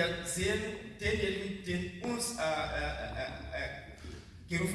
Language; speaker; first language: German; non-native, learner; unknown